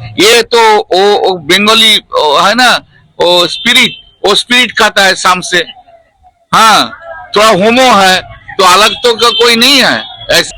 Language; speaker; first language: Hindi; non-native, local second language; Bangla